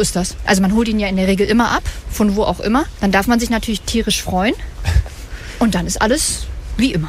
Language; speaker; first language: German; native; German